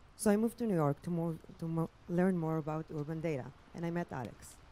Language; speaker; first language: English; non-native, fluent; Hebrew